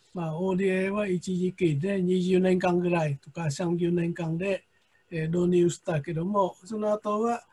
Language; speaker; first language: Japanese; non-native, fluent; Vietnamese